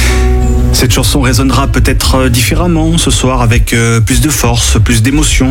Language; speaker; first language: French; native; French